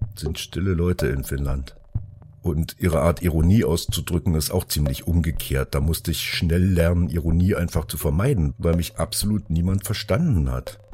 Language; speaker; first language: German; early bilingual, other home language; Finnish